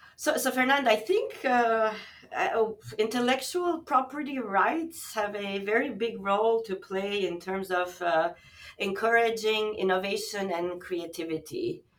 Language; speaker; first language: English; non-native, fluent; Albanian